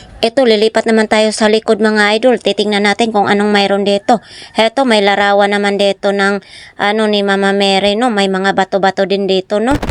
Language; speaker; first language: Filipino; non-native, local second language; Masbatenyo